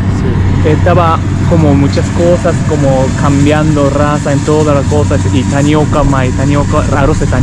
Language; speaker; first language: Spanish; non-native, learner; Japanese